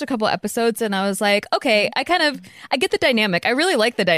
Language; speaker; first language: English; native; English